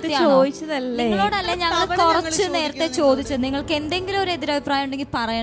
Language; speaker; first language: Malayalam; native; Malayalam